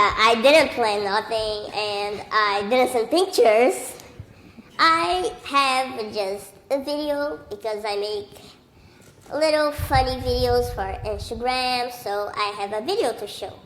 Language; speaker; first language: English; early bilingual, other home language; Portuguese